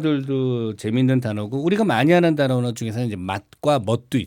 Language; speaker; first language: Korean; native; Korean